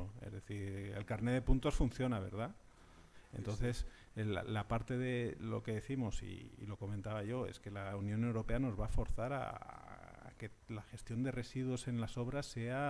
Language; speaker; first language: Spanish; native; Spanish